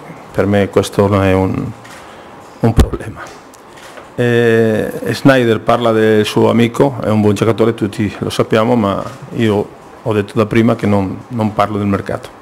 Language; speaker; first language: Italian; non-native, fluent; Spanish